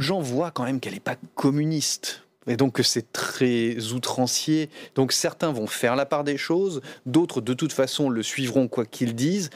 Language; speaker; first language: French; native; French